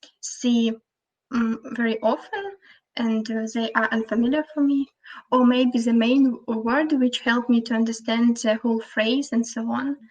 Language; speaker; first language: English; non-native, fluent; Russian